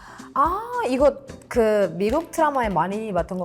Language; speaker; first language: Korean; non-native, fluent; Portuguese